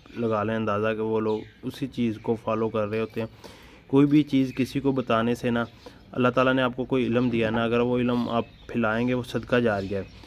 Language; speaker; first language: Urdu; non-native, local second language; Punjabi